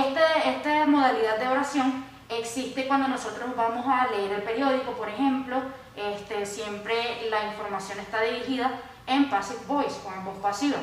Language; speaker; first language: Spanish; native; Spanish